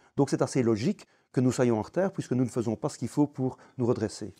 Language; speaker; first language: French; native; French